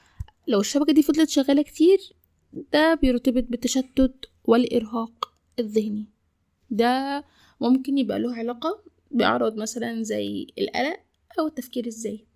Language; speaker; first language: Arabic; native; Arabic